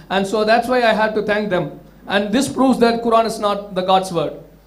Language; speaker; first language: English; non-native, local second language; Tamil